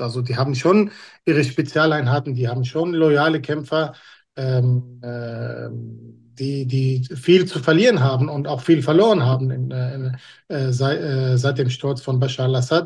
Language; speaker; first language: German; non-native, fluent; Kurdish